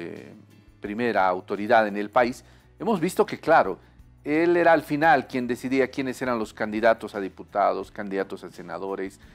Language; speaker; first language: Spanish; native; Spanish